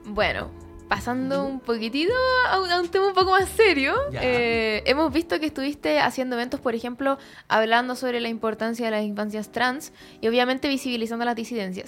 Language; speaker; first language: Spanish; native; Spanish